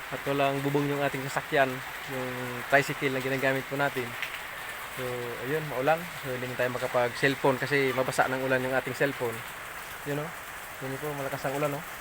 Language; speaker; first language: Filipino; non-native, local second language; Bikol